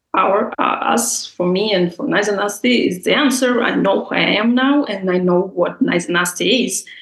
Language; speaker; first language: English; non-native, fluent; Russian